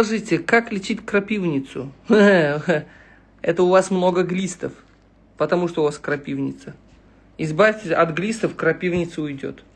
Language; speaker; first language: Russian; non-native, local second language; Uzbek